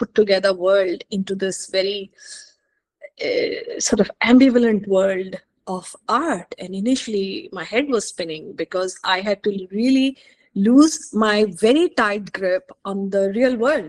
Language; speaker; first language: English; non-native, local second language; Hindi